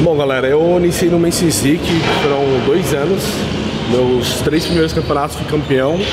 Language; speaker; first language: Portuguese; native; Portuguese